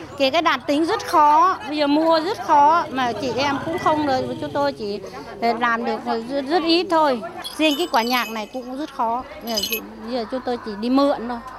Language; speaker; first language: Vietnamese; non-native, local second language; Tày